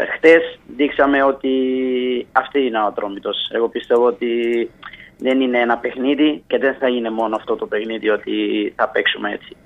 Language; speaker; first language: Greek; non-native, fluent; Italian